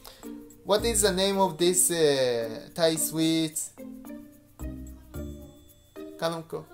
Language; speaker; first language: English; non-native, fluent; Japanese